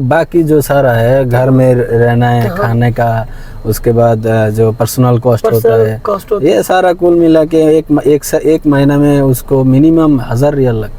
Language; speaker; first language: Hindi; non-native, fluent; Bangla